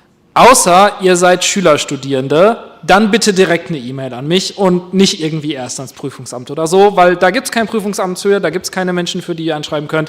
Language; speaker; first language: German; native; German